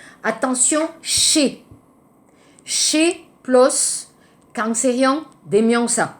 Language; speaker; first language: French; native; French